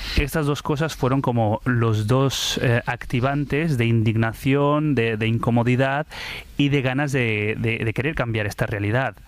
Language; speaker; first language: Spanish; early bilingual, other home language; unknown